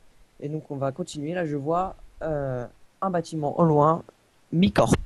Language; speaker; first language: French; native; French